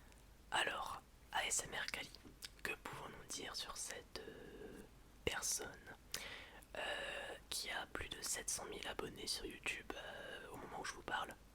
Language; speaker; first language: French; native; French